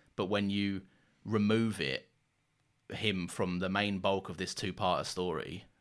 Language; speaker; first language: English; native; English